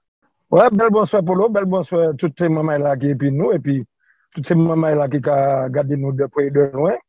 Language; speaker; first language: French; native; French